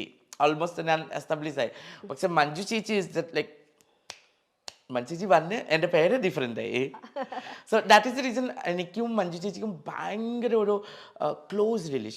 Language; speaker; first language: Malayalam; non-native, fluent; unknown